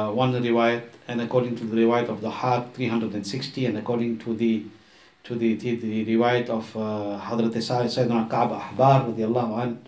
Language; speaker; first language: English; early bilingual, other home language; Urdu